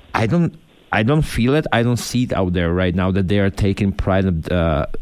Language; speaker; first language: English; non-native, fluent; Czech